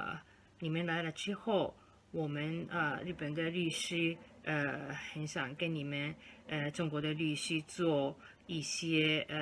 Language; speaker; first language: Chinese; non-native, fluent; Japanese